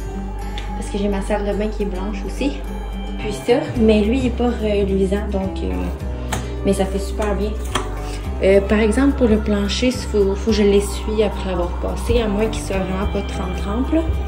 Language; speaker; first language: French; native; French